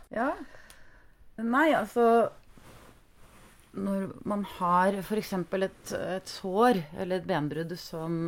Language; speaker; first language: Norwegian; native; Norwegian